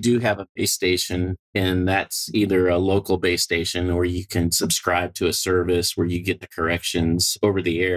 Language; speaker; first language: English; native; English